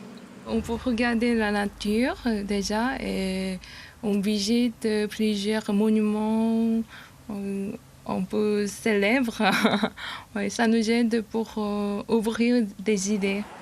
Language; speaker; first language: French; non-native, learner; Korean